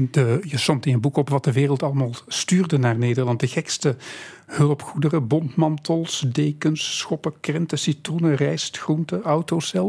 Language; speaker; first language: Dutch; native; Dutch